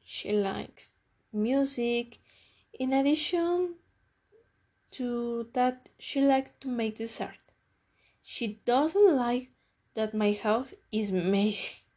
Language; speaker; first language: English; non-native, learner; Spanish